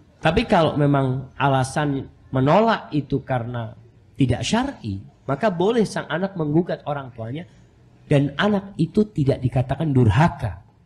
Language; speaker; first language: Indonesian; native; Indonesian